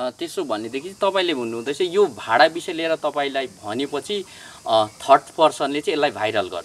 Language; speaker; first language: Nepali; native; Nepali